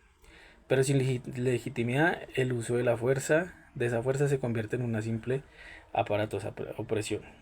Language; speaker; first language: Spanish; native; Spanish